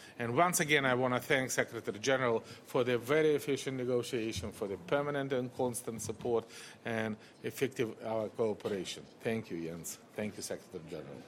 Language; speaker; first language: English; non-native, fluent; Russian